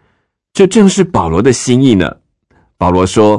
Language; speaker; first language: Chinese; native; Chinese